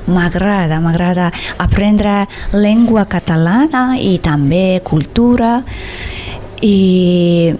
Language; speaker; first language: Catalan; non-native, learner; Persian